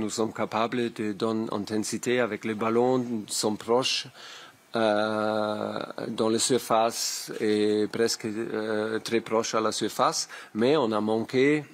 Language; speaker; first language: French; non-native, learner; German